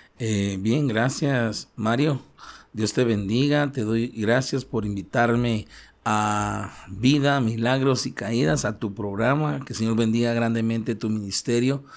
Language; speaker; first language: Spanish; native; Spanish